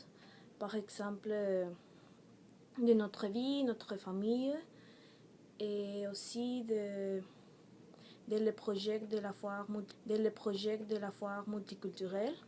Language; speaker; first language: French; non-native, learner; Spanish